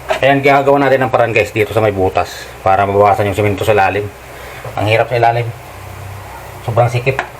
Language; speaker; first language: Filipino; native; Filipino